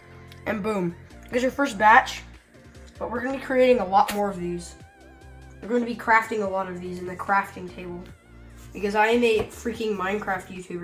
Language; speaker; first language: English; native; English